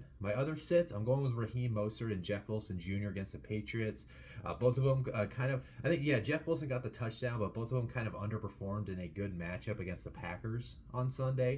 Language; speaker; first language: English; native; English